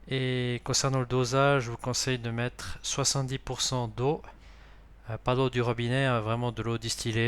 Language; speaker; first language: French; native; French